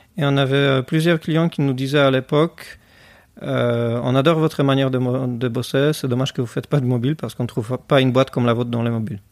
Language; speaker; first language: French; non-native, fluent; Polish